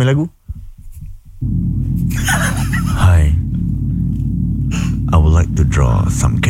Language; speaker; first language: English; non-native, local second language; Malay